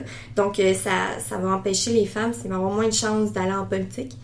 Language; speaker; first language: French; native; French